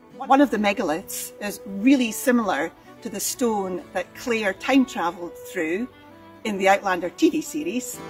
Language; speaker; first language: English; native; English